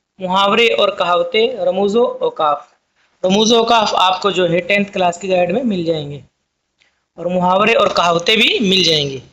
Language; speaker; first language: Urdu; native; Urdu